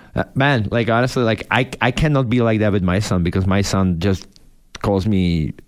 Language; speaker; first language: English; non-native, fluent; Czech